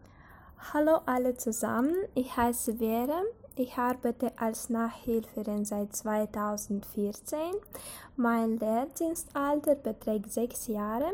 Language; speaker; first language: German; non-native, fluent; Russian